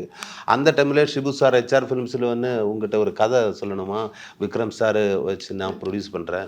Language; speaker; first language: Tamil; non-native, learner; Malayalam